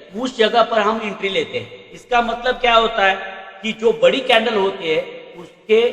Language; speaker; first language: Hindi; non-native, local second language; Marathi